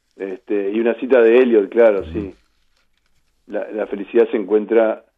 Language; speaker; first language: Spanish; native; Spanish